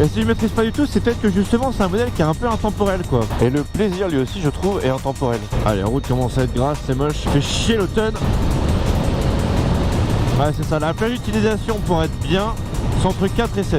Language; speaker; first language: French; native; French